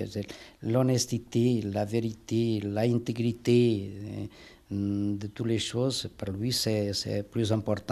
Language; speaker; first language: French; non-native, fluent; Portuguese